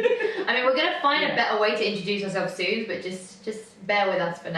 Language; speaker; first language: English; native; English